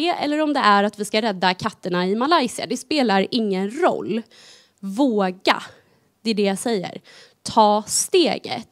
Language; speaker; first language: Swedish; native; Swedish